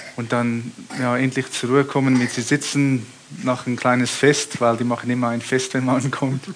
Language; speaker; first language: German; early bilingual, heritage; German